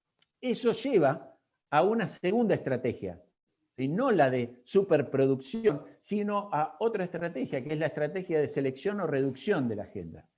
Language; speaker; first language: Spanish; native; Spanish